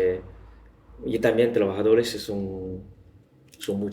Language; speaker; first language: Spanish; non-native, learner; Chinese